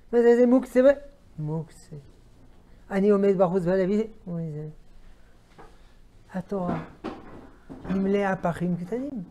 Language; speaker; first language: Hebrew; non-native, fluent; French